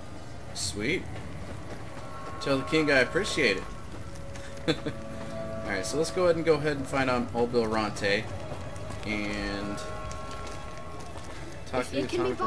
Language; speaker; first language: English; native; English